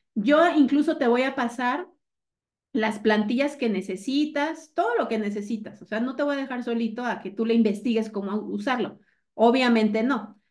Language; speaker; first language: Spanish; native; Spanish